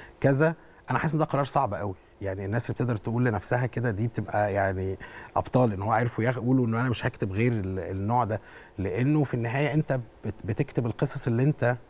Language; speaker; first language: Arabic; native; Arabic